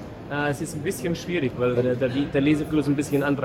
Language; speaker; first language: German; native; German